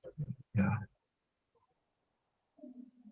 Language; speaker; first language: German; non-native, fluent; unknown